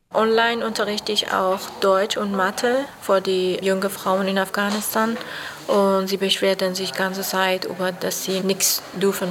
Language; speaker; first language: German; non-native, fluent; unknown